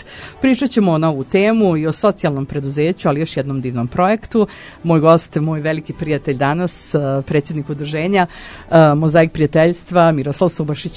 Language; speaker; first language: Croatian; native; Croatian